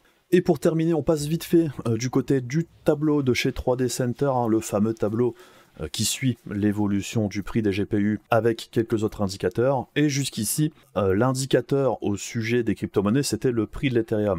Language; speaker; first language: French; native; French